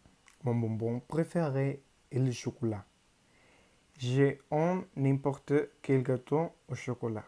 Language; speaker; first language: French; non-native, learner; Spanish